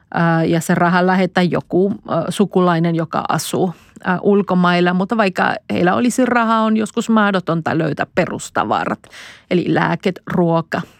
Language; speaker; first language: Finnish; non-native, fluent; Spanish